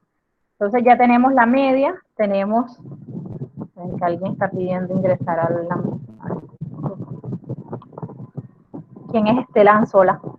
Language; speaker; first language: Spanish; native; Spanish